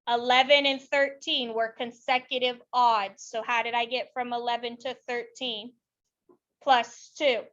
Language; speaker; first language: English; native; English